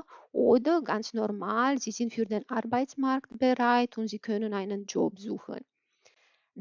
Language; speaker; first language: German; non-native, fluent; Romanian